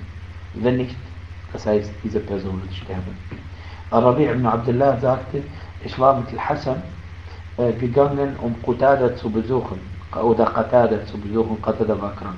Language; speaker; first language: German; non-native, fluent; Arabic